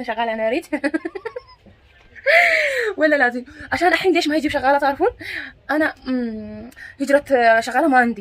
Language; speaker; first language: Arabic; non-native, learner; Amharic